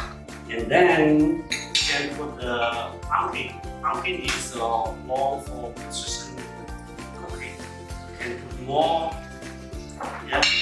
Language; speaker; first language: English; non-native, learner; Khmer